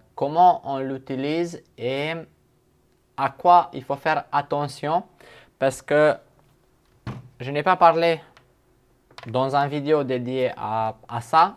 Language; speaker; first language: French; non-native, fluent; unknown